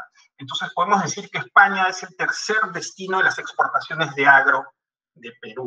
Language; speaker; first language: Spanish; native; Spanish